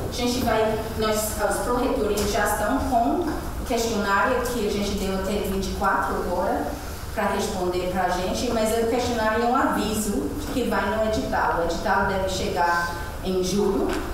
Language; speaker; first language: Portuguese; native; Portuguese